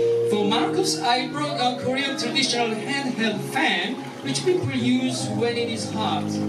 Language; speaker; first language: English; non-native, fluent; Korean